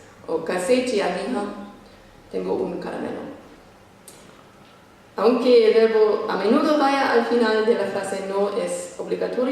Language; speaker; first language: Spanish; non-native, fluent; English